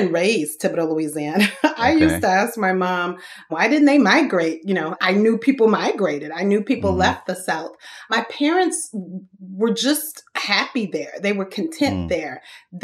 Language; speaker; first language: English; native; English